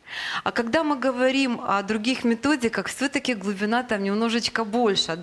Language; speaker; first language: Russian; native; Russian